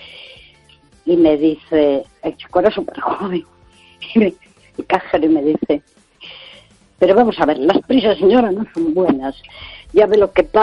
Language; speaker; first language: Spanish; native; Spanish